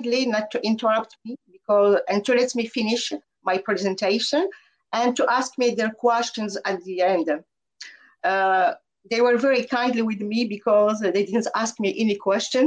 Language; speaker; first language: English; non-native, fluent; French